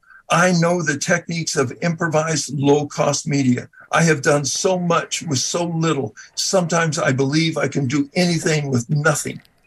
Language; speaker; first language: English; native; English